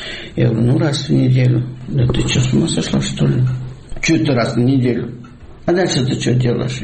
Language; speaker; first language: Russian; native; Russian